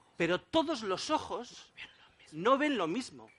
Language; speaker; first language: Spanish; non-native, fluent; Wolof